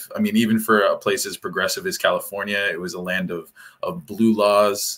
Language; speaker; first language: English; native; English